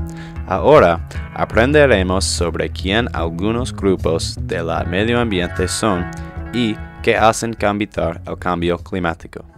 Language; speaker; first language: Spanish; non-native, learner; English